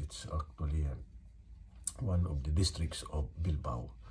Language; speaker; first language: English; non-native, local second language; Filipino